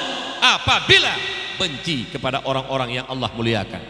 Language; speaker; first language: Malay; non-native, local second language; Achinese